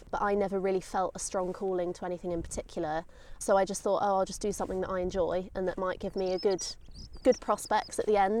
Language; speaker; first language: English; native; English